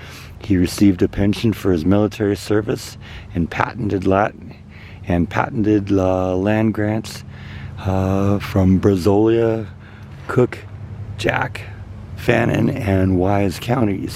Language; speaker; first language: English; native; English